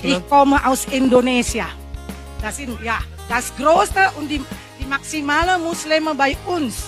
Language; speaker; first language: German; non-native, learner; Indonesian